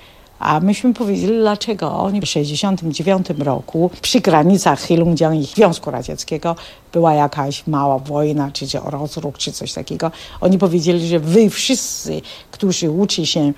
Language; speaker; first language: Polish; non-native, fluent; Chinese